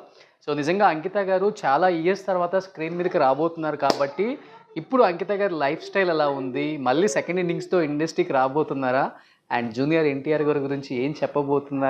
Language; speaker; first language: Telugu; native; Telugu